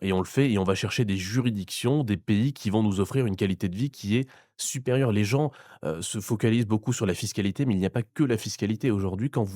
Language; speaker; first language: French; native; French